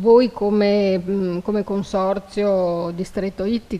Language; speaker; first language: Italian; native; Italian